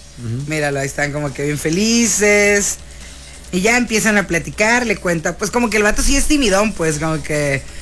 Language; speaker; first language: Spanish; native; Spanish